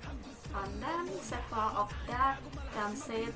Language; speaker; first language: English; non-native, learner; Balinese